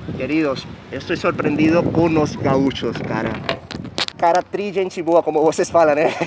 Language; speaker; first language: Portuguese; non-native, fluent; Spanish